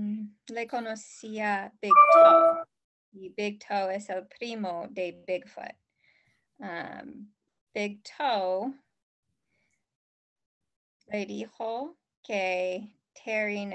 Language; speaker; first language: Spanish; non-native, learner; English